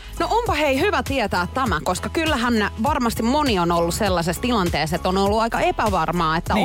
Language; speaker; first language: Finnish; native; Finnish